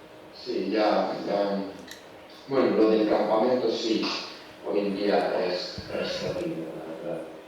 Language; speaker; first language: Spanish; non-native, learner; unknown